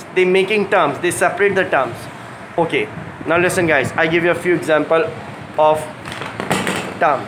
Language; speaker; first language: English; non-native, local second language; Hindi